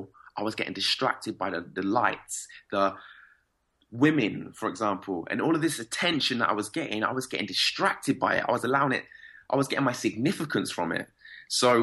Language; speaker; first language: English; native; English